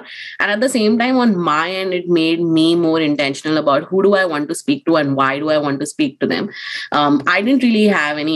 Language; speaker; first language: English; non-native, local second language; Hindi